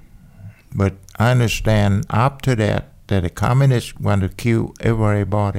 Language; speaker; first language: English; non-native, learner; Vietnamese